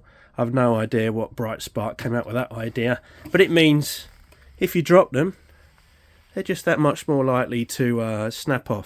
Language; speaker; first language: English; native; English